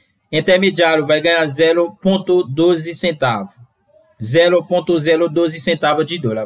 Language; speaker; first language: Portuguese; non-native, fluent; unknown